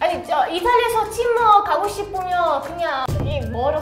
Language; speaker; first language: Korean; non-native, learner; Italian